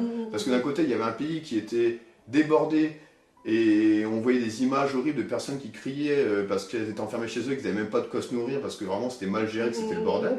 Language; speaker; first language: French; native; French